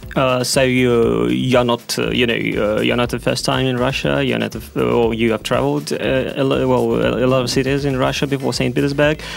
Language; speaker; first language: English; non-native, fluent; Russian